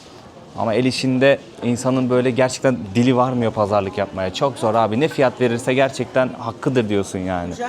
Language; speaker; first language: Turkish; native; Turkish